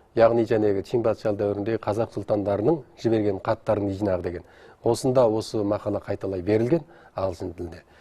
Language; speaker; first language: Kazakh; native; Kazakh